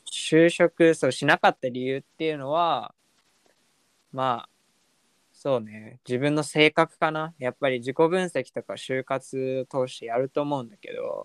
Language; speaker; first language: Japanese; native; Japanese